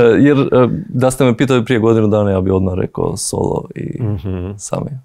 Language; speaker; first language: Croatian; non-native, fluent; Albanian